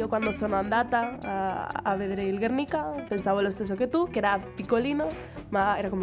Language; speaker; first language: Italian; non-native, fluent; Spanish